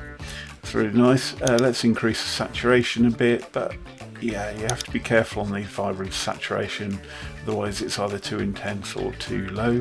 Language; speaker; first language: English; native; English